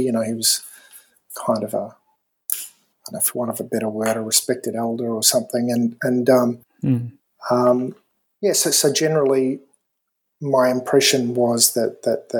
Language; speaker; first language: English; native; English